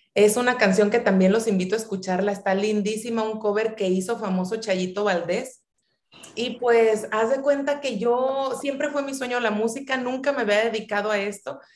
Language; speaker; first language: Spanish; native; Spanish